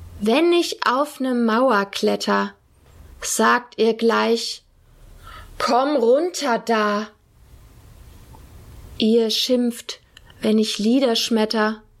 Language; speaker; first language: German; native; German